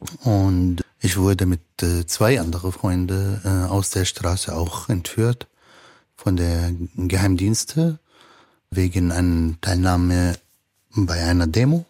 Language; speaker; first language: German; non-native, fluent; Arabic